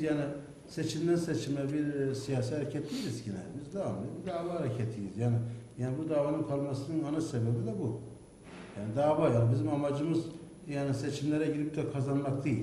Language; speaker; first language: Turkish; native; Turkish